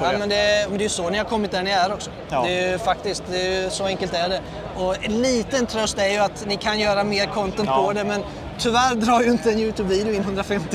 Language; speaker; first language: Swedish; native; Swedish